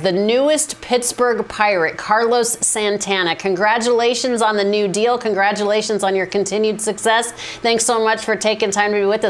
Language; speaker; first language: English; native; English